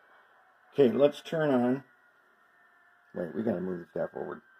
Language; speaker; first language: English; native; English